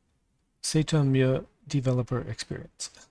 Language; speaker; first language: French; non-native, learner; English